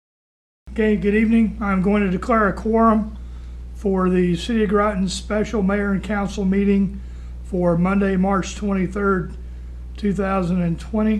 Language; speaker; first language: English; native; English